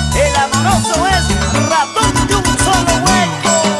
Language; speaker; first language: Spanish; native; Spanish